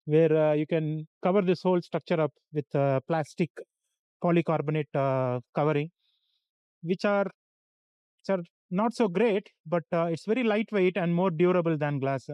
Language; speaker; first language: English; non-native, local second language; Tamil